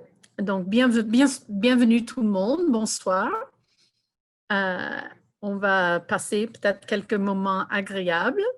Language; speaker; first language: French; non-native, fluent; English